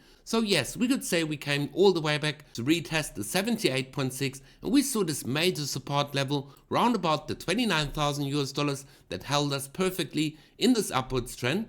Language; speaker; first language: English; non-native, fluent; German